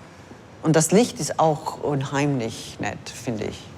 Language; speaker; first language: German; non-native, fluent; English